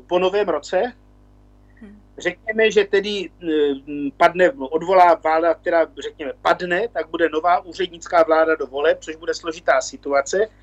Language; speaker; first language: Czech; native; Czech